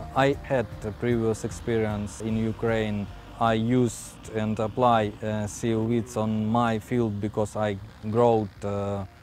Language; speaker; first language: English; non-native, learner; Ukrainian